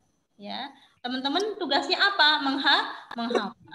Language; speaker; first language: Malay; non-native, local second language; Javanese